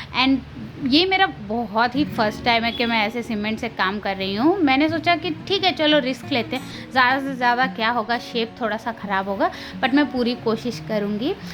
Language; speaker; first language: Hindi; non-native, local second language; Telugu